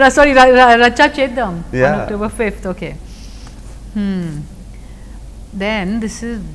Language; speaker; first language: Telugu; non-native, learner; Hindi